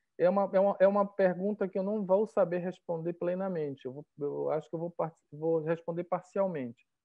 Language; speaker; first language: Portuguese; native; Portuguese